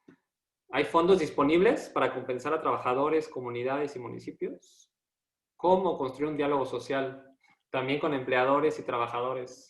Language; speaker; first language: Spanish; native; Spanish